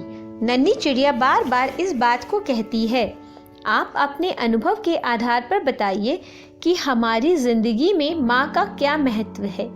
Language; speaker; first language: Hindi; native; Hindi